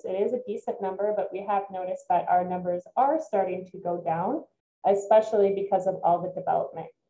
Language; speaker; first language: English; native; English